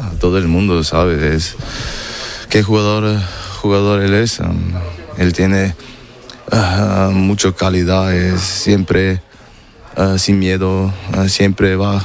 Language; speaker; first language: Spanish; non-native, learner; German